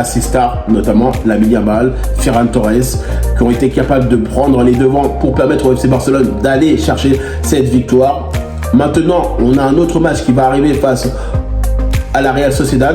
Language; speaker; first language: French; native; French